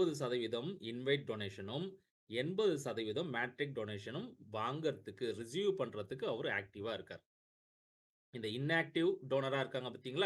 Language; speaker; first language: Tamil; native; Tamil